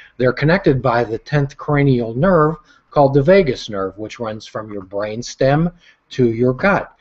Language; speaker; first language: English; native; English